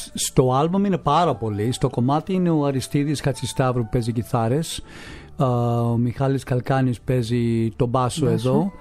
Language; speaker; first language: Greek; non-native, fluent; English